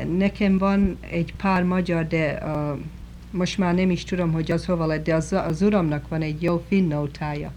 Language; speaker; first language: Hungarian; early bilingual, heritage; Hungarian